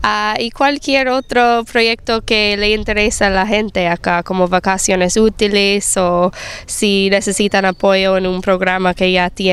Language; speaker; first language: Spanish; non-native, fluent; English